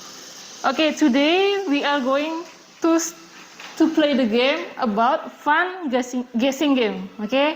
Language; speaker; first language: English; non-native, learner; Indonesian